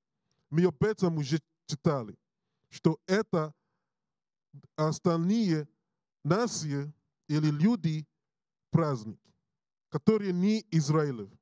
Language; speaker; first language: Russian; non-native, learner; English